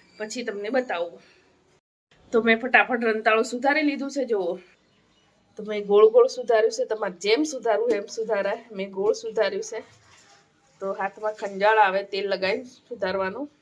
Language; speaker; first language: Gujarati; non-native, local second language; Bhili